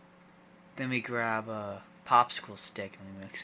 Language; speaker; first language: English; native; English